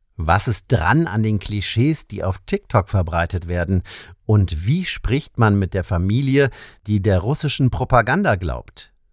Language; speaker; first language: German; native; German